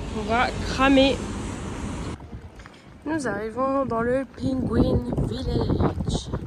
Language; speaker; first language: French; native; French